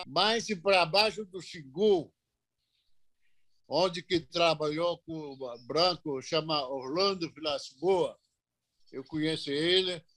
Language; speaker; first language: Portuguese; non-native, local second language; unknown